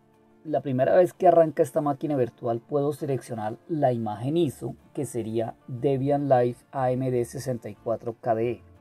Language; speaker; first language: Spanish; native; Spanish